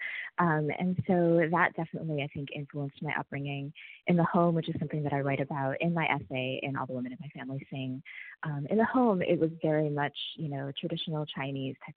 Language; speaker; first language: English; native; English